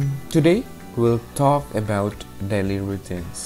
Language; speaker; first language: English; non-native, fluent; Indonesian